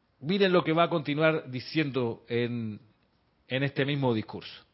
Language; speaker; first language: Spanish; native; Spanish